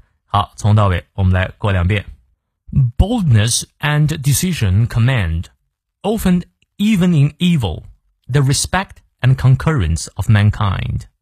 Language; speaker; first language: English; non-native, fluent; Chinese